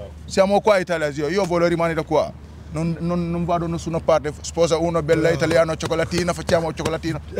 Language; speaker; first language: Italian; non-native, learner; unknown